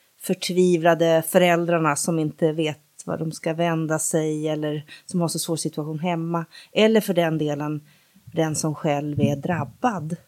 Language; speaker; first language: Swedish; native; Swedish